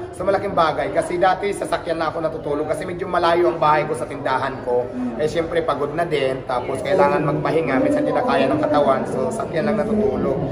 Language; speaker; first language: Filipino; non-native, local second language; Waray